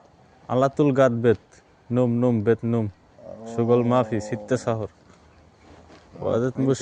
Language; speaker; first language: Arabic; non-native, learner; Bangla